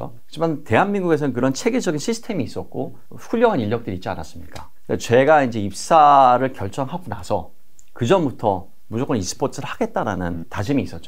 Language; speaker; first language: Korean; native; Korean